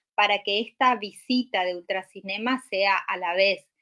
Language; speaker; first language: Spanish; native; Spanish